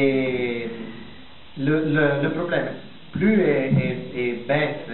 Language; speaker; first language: French; non-native, fluent; Italian